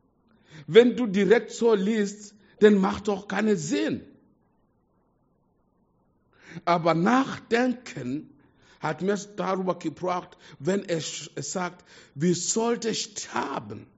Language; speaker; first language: German; non-native, fluent; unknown